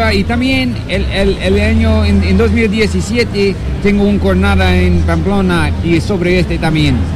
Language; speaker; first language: Spanish; non-native, learner; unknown